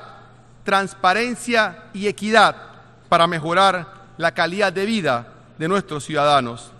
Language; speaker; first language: Spanish; native; Spanish